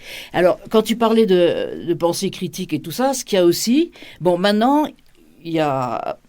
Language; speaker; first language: French; native; French